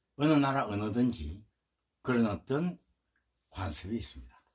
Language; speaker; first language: Korean; native; Korean